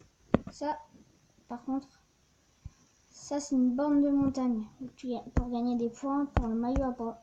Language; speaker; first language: French; native; French